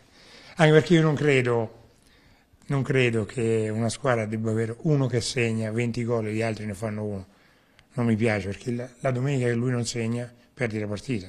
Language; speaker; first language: Italian; native; Italian